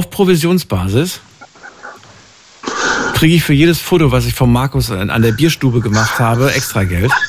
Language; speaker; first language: German; native; German